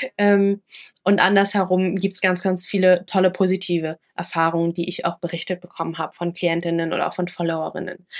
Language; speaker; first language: German; early bilingual, other home language; Vietnamese